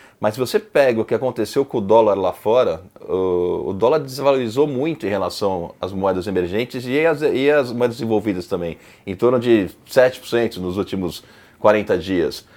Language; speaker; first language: Portuguese; native; Portuguese